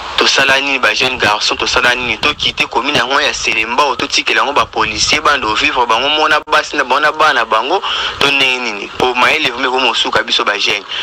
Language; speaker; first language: Lingala; native; Lingala